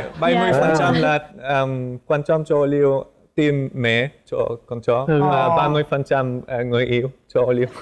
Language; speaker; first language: Vietnamese; non-native, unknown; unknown